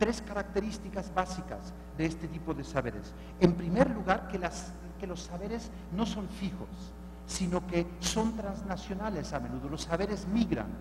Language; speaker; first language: Spanish; non-native, fluent; German